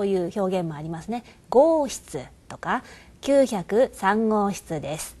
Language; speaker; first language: Japanese; native; Japanese